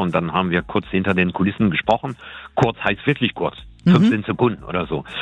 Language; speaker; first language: German; non-native, fluent; French